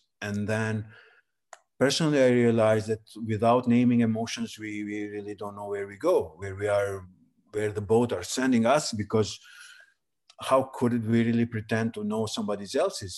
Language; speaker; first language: English; non-native, fluent; Serbian